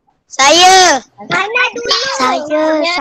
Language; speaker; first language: Malay; native; Malay